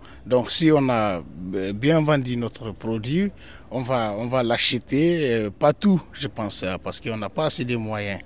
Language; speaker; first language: French; non-native, local second language; Tamasheq